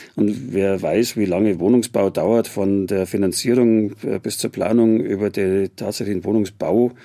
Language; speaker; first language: German; native; German